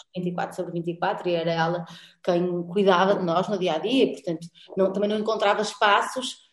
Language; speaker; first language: Portuguese; native; Portuguese